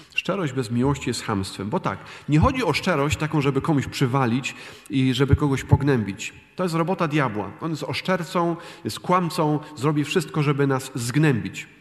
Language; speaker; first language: Polish; native; Polish